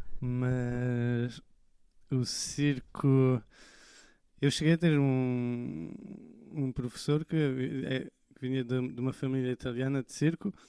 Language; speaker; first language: Portuguese; early bilingual, other home language; French